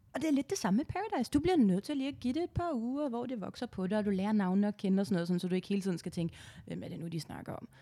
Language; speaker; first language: Danish; native; Danish